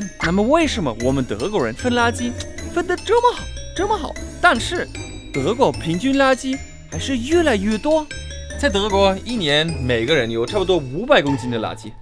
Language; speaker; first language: Chinese; non-native, fluent; German